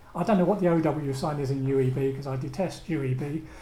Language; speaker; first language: English; native; English